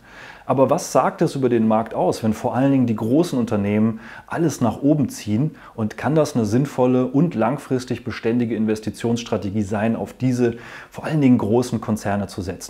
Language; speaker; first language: German; native; German